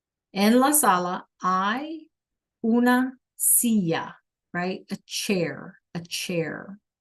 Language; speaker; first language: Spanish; non-native, fluent; English